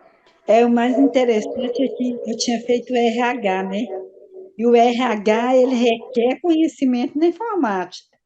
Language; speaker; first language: Portuguese; native; Portuguese